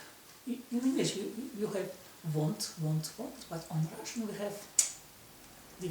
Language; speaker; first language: English; non-native, learner; Russian